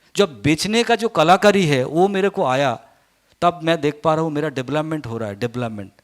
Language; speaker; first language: Hindi; non-native, local second language; Bangla